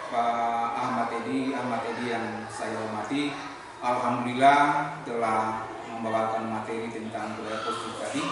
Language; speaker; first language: Indonesian; native; Indonesian